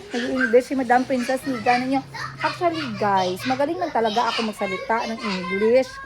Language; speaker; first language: Filipino; non-native, local second language; Cebuano